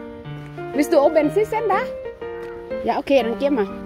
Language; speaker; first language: German; non-native, learner; Thai